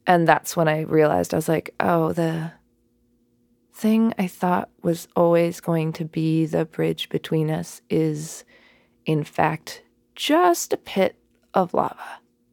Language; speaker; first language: English; native; English